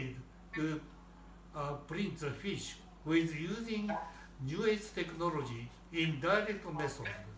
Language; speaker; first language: English; non-native, learner; Japanese